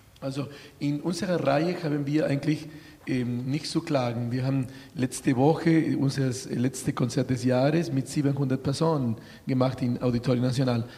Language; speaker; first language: German; non-native, fluent; Spanish